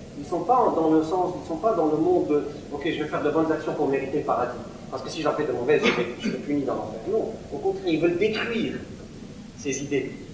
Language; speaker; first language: French; non-native, local second language; Arabic